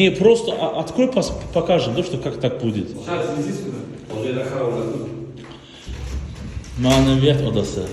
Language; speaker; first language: Russian; non-native, learner; Turkish